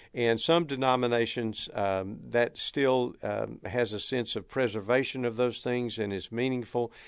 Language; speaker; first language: English; native; English